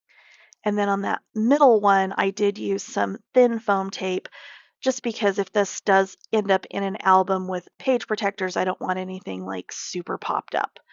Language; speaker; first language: English; native; English